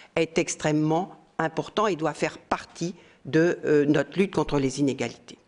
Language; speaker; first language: French; native; French